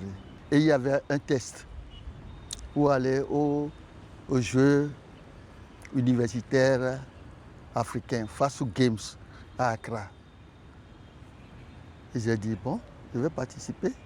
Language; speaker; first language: French; non-native, local second language; Ewe